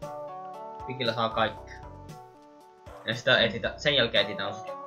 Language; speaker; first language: Finnish; native; Finnish